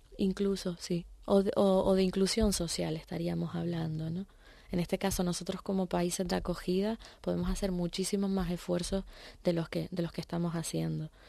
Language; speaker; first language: Spanish; native; Spanish